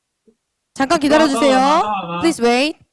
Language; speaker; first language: Korean; native; Korean